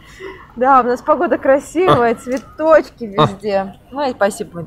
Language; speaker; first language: Russian; native; Russian